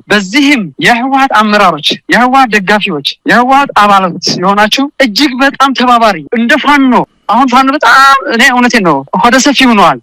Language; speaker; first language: Amharic; non-native, local second language; Tigrinya